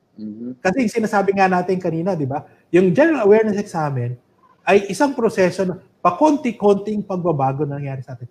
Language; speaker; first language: Filipino; native; Filipino